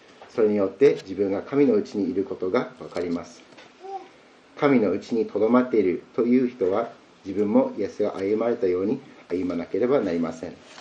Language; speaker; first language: Japanese; native; Japanese